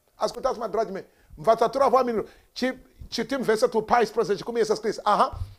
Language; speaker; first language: Romanian; non-native, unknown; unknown